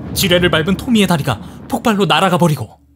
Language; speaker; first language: Korean; native; Korean